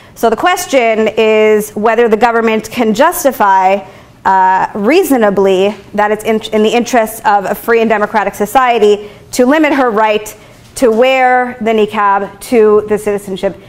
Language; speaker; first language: English; native; English